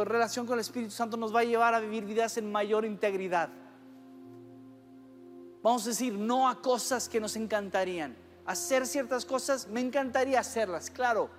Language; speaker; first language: Spanish; early bilingual, other home language; English